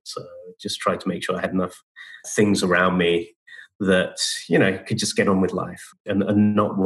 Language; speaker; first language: English; native; English